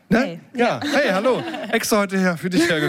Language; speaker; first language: German; native; German